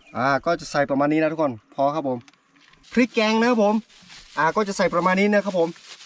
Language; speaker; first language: Thai; non-native, local second language; S'gaw Karen